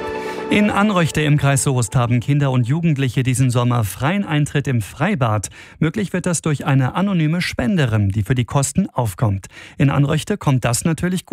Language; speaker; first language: German; native; German